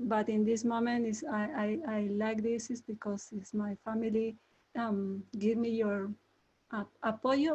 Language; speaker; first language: English; non-native, learner; Spanish